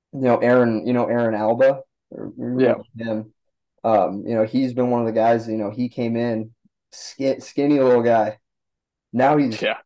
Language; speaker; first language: English; native; English